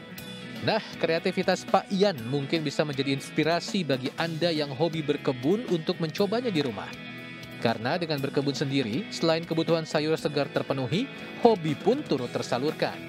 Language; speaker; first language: Indonesian; native; Indonesian